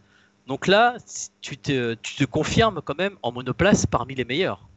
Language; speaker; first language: French; native; French